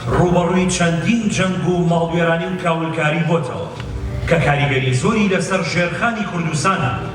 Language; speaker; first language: Central Kurdish; native; Central Kurdish